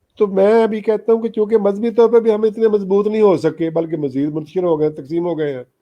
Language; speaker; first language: Urdu; non-native, local second language; Punjabi